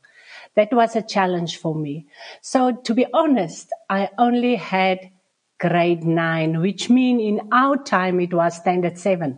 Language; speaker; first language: English; non-native, local second language; Afrikaans